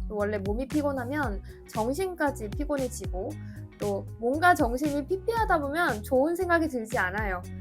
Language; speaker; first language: Korean; native; Korean